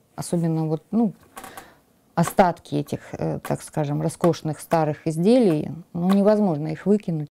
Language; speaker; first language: Russian; native; Russian